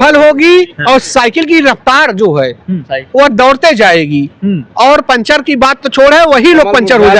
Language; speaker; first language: Hindi; native; Hindi